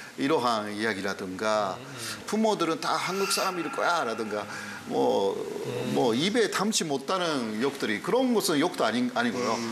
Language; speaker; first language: Korean; non-native, fluent; Japanese